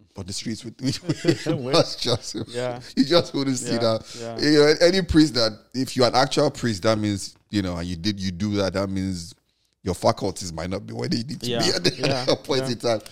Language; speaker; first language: English; non-native, local second language; Igbo